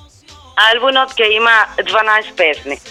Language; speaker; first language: Macedonian; non-native, learner; Spanish